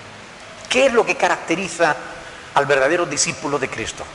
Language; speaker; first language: Spanish; native; Spanish